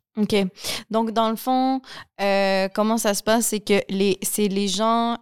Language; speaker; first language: French; native; French